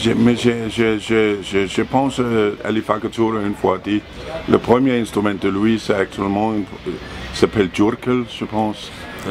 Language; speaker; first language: French; non-native, learner; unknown